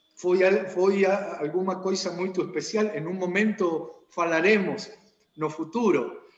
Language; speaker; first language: Portuguese; non-native, learner; Spanish